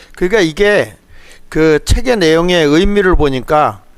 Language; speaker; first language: Korean; native; Korean